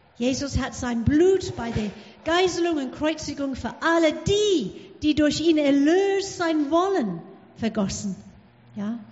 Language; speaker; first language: German; non-native, fluent; English